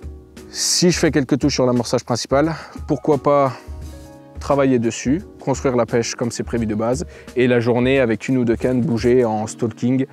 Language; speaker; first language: French; native; French